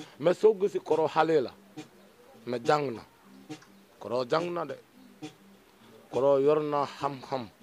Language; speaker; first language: Wolof; non-native, learner; Bambara